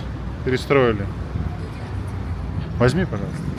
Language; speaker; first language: Russian; native; Russian